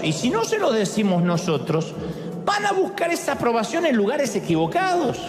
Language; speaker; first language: Spanish; native; Spanish